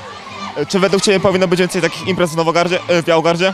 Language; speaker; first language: Polish; native; Polish